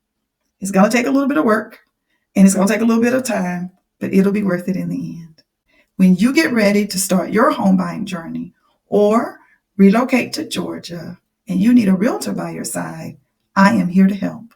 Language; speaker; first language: English; native; English